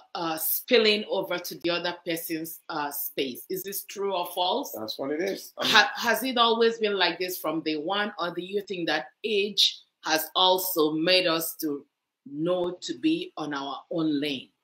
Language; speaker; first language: English; non-native, local second language; Igbo